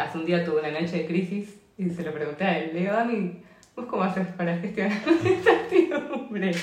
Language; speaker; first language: Spanish; native; Spanish